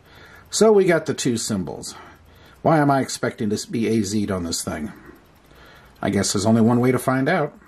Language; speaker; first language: English; native; English